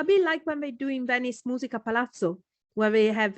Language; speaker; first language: English; non-native, fluent; Italian